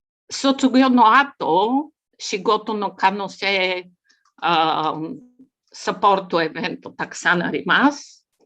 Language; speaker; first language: Japanese; non-native, learner; Bulgarian